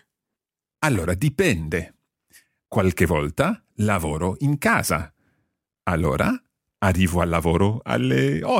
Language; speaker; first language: Italian; non-native, fluent; English